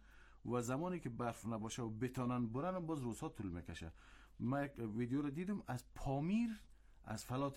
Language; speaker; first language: Persian; native; Persian